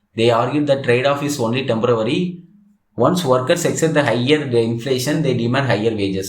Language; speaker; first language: English; non-native, local second language; Tamil